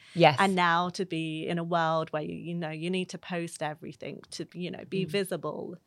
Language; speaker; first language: English; native; English